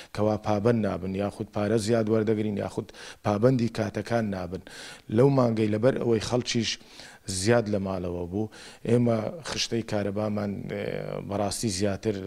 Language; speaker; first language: Central Kurdish; native; Central Kurdish